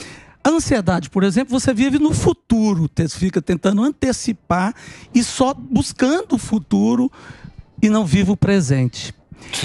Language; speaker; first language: Portuguese; native; Portuguese